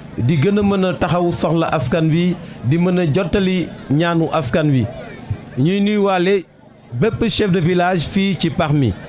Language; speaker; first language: Wolof; non-native, local second language; Serer